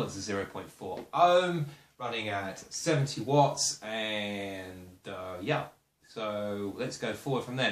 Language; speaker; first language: English; native; English